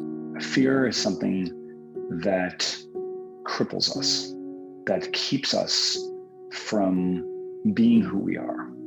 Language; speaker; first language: English; native; English